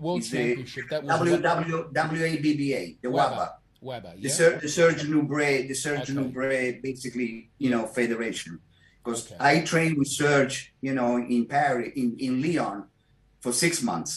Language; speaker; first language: English; non-native, fluent; Italian